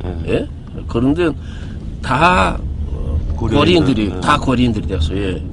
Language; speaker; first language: Korean; early bilingual, heritage; Korean